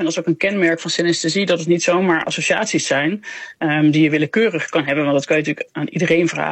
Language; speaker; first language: Dutch; native; Dutch